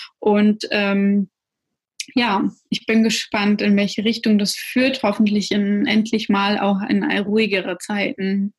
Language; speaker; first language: German; early bilingual, other home language; Russian